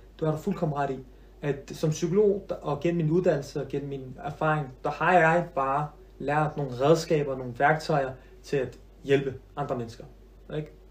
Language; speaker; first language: Danish; early bilingual, other home language; Arabic